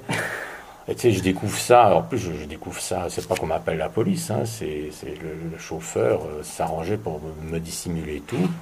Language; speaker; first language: French; native; French